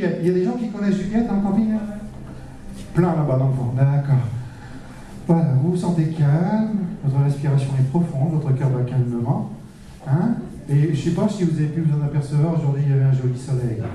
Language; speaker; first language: French; native; French